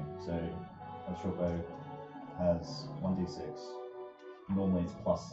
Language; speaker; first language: English; native; English